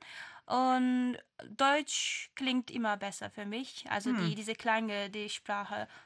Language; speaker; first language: German; non-native, fluent; Turkish